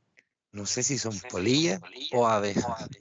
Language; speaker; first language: Spanish; native; Spanish